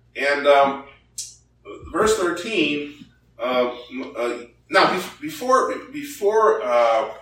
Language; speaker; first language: English; early bilingual, other home language; Korean